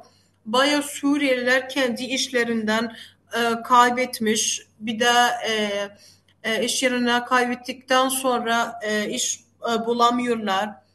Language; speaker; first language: Turkish; non-native, fluent; Arabic